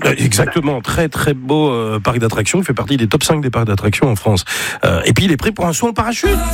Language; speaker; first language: French; native; French